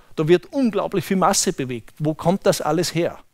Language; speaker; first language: German; native; German